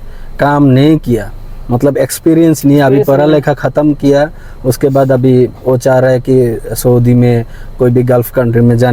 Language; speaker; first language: Hindi; non-native, fluent; Bangla